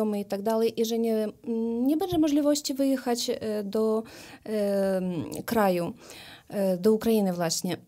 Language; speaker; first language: Polish; non-native, learner; Ukrainian